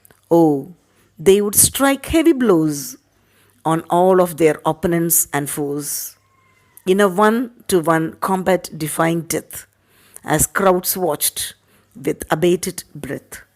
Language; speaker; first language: English; non-native, local second language; Tamil